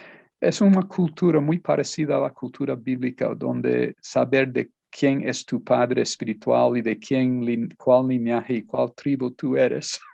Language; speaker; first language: Spanish; non-native, fluent; Portuguese